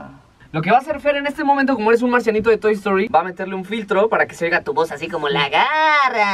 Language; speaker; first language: Spanish; native; Spanish